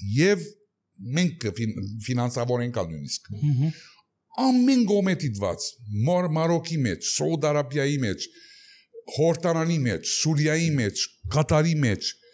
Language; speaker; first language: Armenian; early bilingual, heritage; Armenian